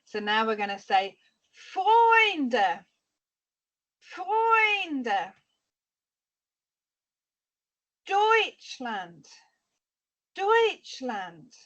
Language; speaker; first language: German; non-native, fluent; English